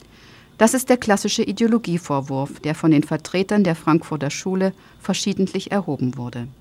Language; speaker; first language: German; native; German